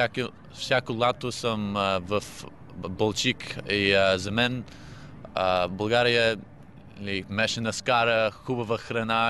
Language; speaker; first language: Bulgarian; early bilingual, heritage; English